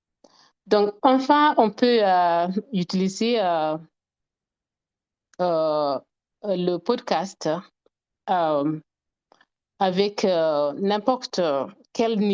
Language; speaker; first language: French; non-native, fluent; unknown